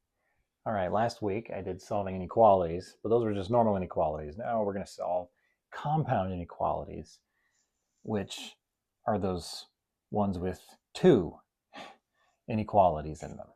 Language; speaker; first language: English; native; English